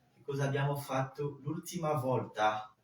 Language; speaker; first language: Italian; non-native, fluent; French